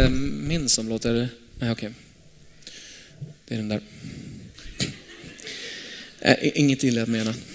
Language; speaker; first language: Swedish; non-native, learner; Spanish